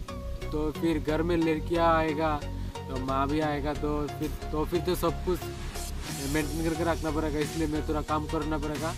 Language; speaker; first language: Hindi; non-native, local second language; Bangla